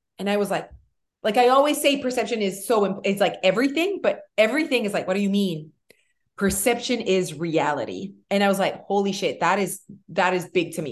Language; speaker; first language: English; early bilingual, other home language; French